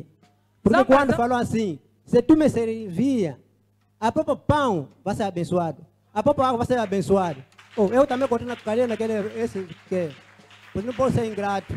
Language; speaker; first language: Portuguese; non-native, learner; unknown